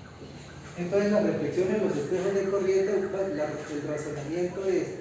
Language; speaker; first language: Spanish; native; Spanish